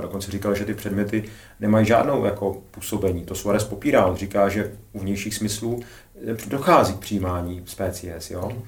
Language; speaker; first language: Czech; native; Czech